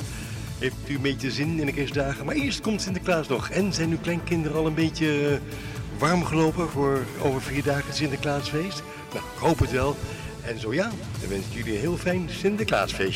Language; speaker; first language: Dutch; native; Dutch